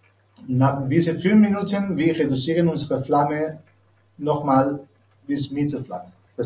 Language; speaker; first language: German; non-native, learner; Spanish